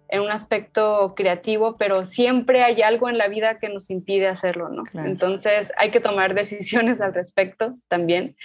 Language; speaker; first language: Spanish; native; Spanish